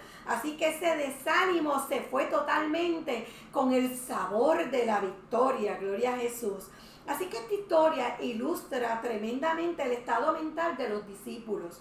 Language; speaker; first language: Spanish; native; Spanish